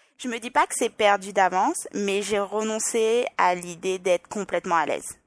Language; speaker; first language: French; native; French